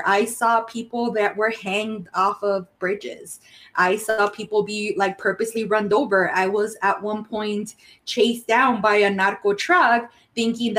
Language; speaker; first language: English; early bilingual, other home language; Spanish